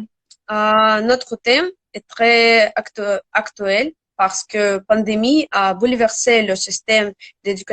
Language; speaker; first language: French; non-native, learner; Russian